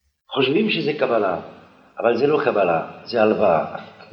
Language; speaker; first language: Hebrew; non-native, fluent; French